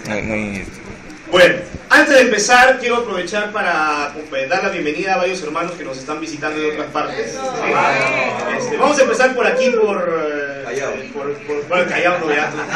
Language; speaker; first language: Spanish; native; Spanish